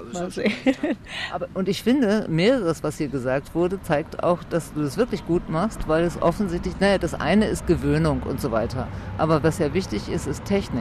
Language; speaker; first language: German; native; German